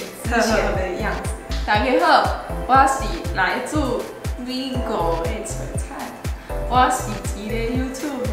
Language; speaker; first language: Chinese; non-native, fluent; English